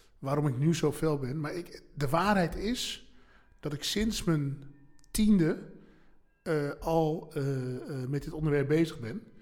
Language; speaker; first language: Dutch; native; Dutch